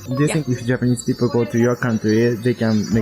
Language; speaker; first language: English; non-native, fluent; Japanese